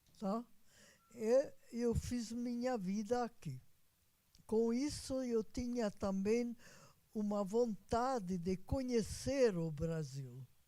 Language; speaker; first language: Portuguese; non-native, fluent; Hungarian